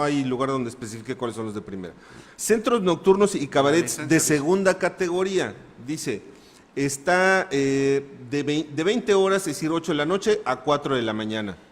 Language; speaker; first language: Spanish; native; Spanish